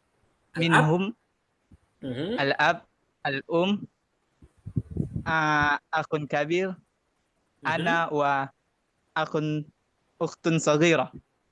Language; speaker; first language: Arabic; non-native, learner; Indonesian